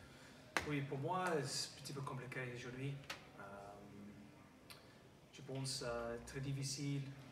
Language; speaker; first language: French; non-native, learner; English